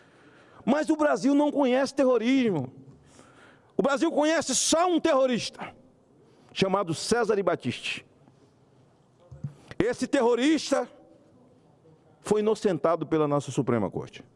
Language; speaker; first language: Portuguese; native; Portuguese